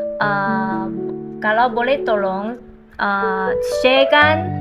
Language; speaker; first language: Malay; non-native, local second language; Chinese